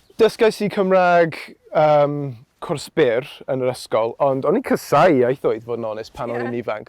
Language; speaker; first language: Welsh; non-native, local second language; English